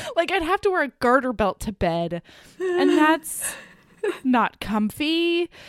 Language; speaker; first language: English; native; English